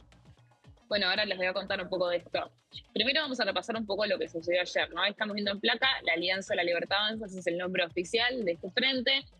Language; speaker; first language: Spanish; native; Spanish